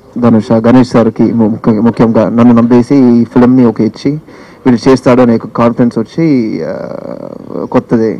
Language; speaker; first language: Telugu; non-native, learner; Tamil